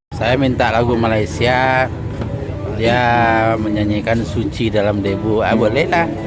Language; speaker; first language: Indonesian; non-native, local second language; Minangkabau